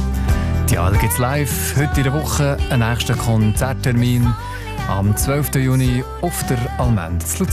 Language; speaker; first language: German; native; German